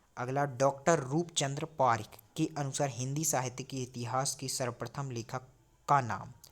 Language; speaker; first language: Hindi; native; Hindi